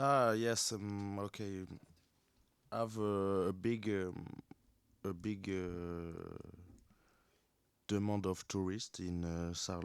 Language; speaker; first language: English; non-native, learner; French